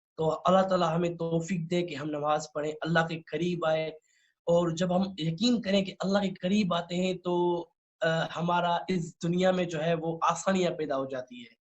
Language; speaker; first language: Urdu; non-native, local second language; Sindhi